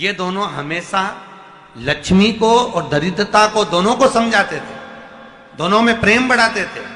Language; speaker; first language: Hindi; native; Hindi